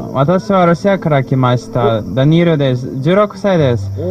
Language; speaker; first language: Japanese; non-native, learner; Russian